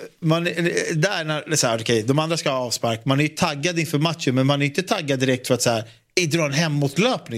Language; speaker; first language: Swedish; native; Swedish